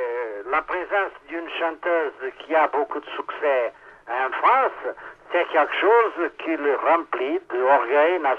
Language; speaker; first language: French; non-native, fluent; Portuguese